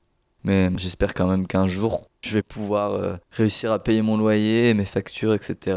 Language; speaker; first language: French; native; French